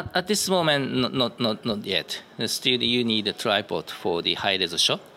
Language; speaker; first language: English; non-native, learner; Japanese